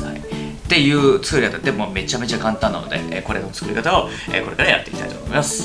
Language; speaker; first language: Japanese; native; Japanese